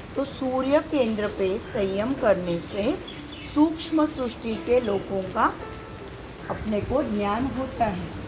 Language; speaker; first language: Hindi; non-native, local second language; Marathi